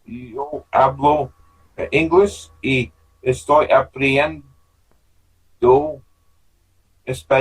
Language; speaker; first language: Spanish; non-native, learner; English